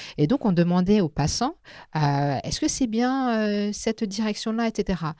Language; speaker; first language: French; non-native, local second language; Min Nan Chinese